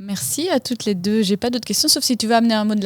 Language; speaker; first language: French; native; French